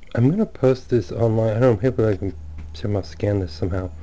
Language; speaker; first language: English; native; English